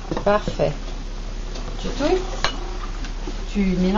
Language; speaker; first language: French; native; French